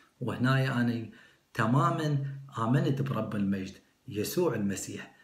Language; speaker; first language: Arabic; non-native, local second language; Kurdish